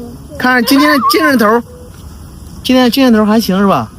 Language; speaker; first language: Chinese; native; Chinese